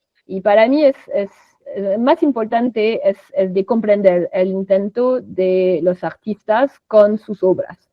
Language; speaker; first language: Spanish; non-native, fluent; French